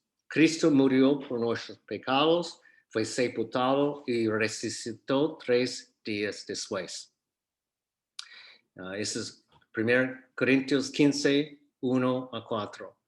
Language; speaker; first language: Spanish; non-native, fluent; English